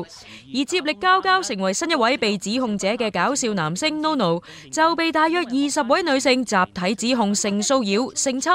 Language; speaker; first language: Chinese; native; Chinese